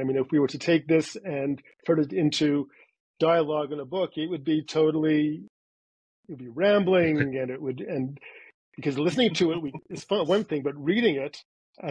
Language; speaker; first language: English; native; English